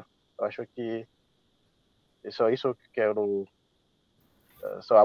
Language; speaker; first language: Portuguese; non-native, fluent; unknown